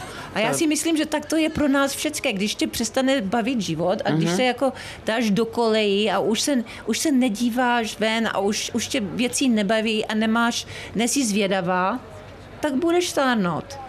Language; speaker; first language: Czech; early bilingual, heritage; Czech